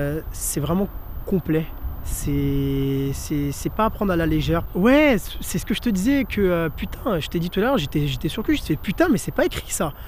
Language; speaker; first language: French; early bilingual, other home language; Portuguese